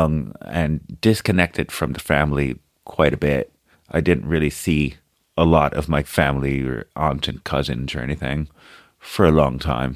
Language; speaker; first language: English; early bilingual, other home language; Portuguese